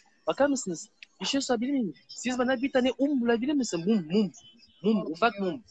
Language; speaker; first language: Turkish; non-native, learner; French